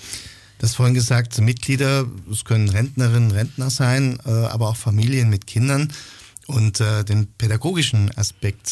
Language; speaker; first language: German; native; German